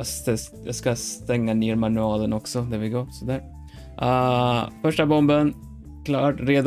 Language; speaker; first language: Swedish; non-native, learner; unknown